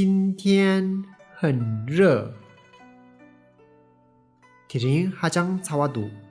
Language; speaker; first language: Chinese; non-native, fluent; Tibetan